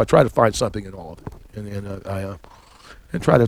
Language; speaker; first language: English; native; English